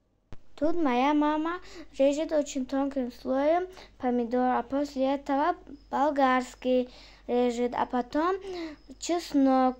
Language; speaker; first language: Russian; non-native, learner; Tajik